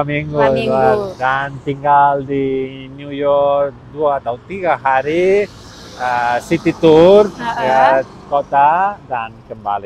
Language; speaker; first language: Indonesian; non-native, learner; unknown